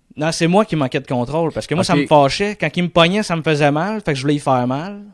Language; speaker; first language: French; native; French